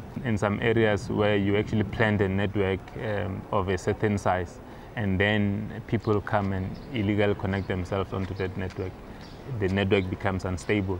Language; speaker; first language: English; non-native, local second language; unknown